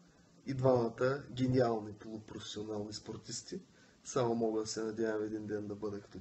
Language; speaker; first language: Bulgarian; native; Bulgarian